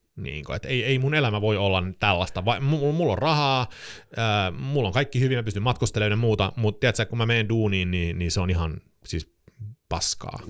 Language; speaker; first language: Finnish; early bilingual, heritage; Finnish